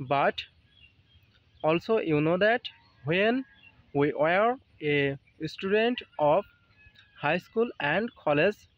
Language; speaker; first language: English; non-native, learner; Bangla